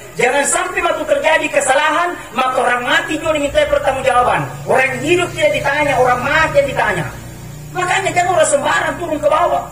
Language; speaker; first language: Indonesian; non-native, local second language; Buginese